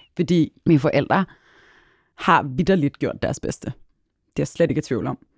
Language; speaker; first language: Danish; early bilingual, other home language; Arabic